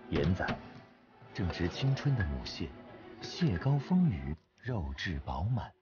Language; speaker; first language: Chinese; native; Chinese